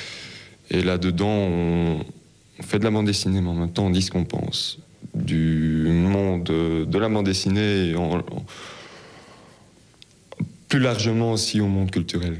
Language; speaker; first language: French; native; French